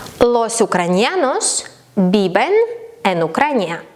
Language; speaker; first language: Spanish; non-native, learner; Ukrainian